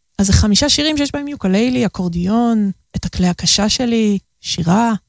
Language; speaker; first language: Hebrew; early bilingual, heritage; Hebrew